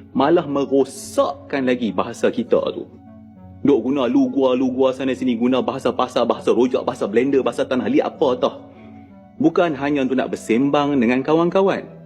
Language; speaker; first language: Malay; native; Malay